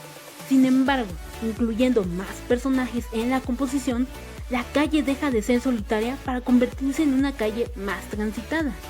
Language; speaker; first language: Spanish; native; Spanish